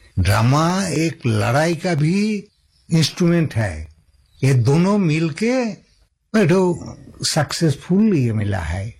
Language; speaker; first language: Hindi; non-native, local second language; Santali